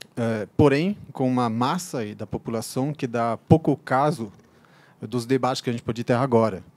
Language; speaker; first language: Portuguese; non-native, fluent; French